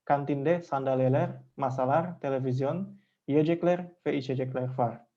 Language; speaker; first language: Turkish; non-native, fluent; Indonesian